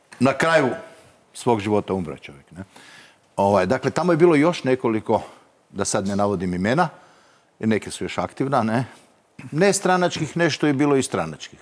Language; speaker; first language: Croatian; native; Croatian